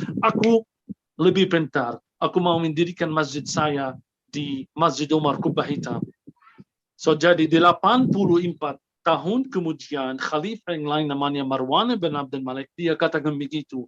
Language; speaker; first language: Indonesian; non-native, fluent; Arabic